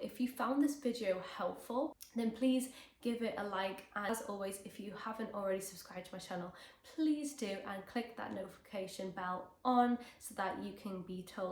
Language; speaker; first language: English; native; English